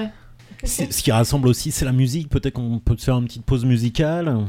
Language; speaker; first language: French; native; French